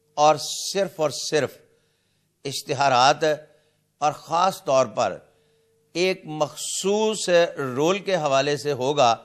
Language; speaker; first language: Urdu; non-native, local second language; Punjabi